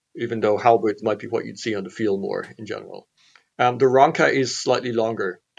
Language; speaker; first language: English; native; English